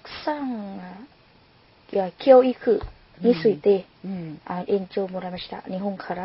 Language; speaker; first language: Japanese; non-native, learner; Lao